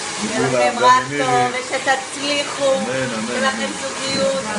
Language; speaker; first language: Hebrew; native; Hebrew